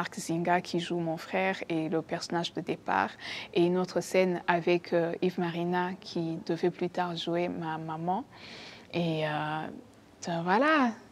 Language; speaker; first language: French; non-native, local second language; Kinyarwanda